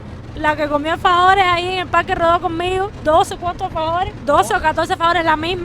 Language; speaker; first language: Spanish; native; Spanish